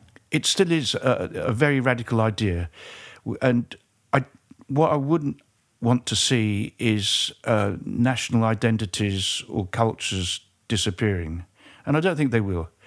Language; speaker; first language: English; early bilingual, other home language; French